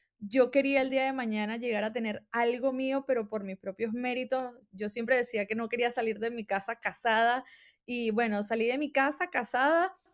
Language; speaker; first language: Spanish; native; Spanish